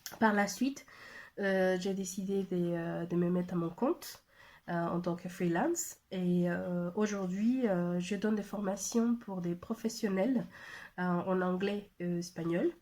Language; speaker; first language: French; non-native, fluent; Spanish